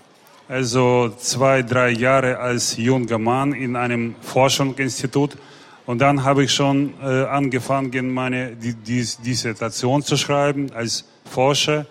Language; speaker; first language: German; non-native, fluent; Russian